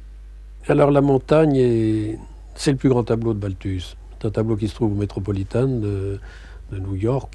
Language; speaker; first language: French; native; French